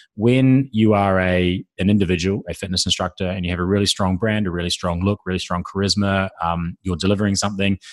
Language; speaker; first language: English; native; English